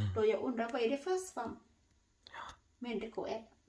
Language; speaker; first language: Swedish; non-native, learner; Thai